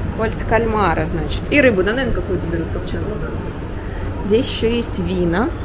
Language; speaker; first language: Russian; native; Russian